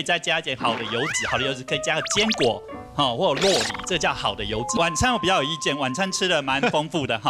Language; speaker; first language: Chinese; native; Chinese